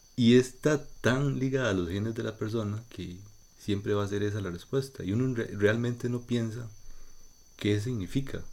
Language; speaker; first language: Spanish; native; Spanish